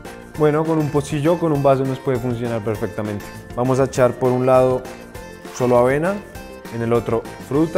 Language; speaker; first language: Spanish; native; Spanish